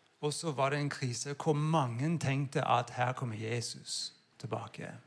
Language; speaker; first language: Norwegian; non-native, fluent; English